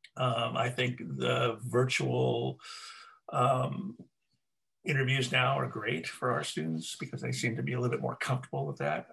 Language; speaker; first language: English; native; English